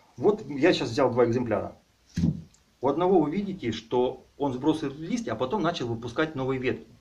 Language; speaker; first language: Russian; native; Russian